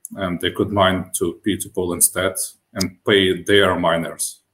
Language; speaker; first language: English; non-native, fluent; Russian